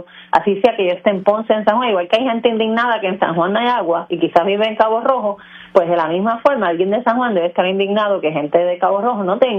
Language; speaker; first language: Spanish; native; Spanish